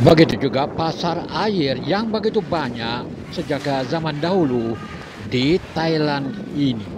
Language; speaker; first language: Malay; native; Malay